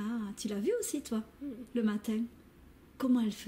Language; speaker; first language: French; native; French